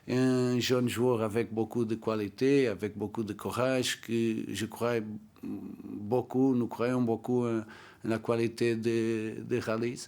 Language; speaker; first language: French; non-native, learner; Portuguese